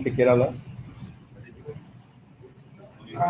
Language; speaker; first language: Spanish; native; Spanish